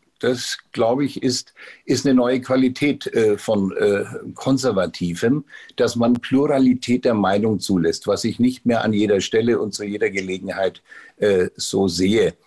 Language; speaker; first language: German; native; German